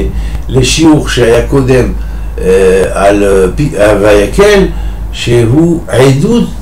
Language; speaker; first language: Hebrew; non-native, fluent; French